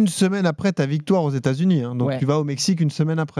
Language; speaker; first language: French; native; French